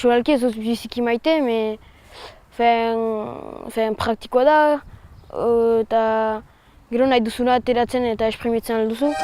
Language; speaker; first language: Basque; non-native, local second language; French